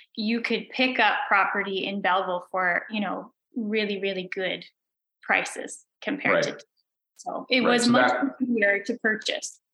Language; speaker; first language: English; native; English